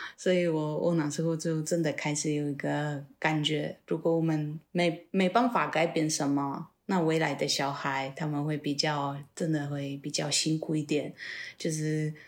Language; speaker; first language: Chinese; non-native, fluent; Polish